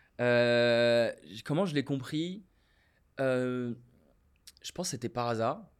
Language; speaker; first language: French; non-native, local second language; Arabic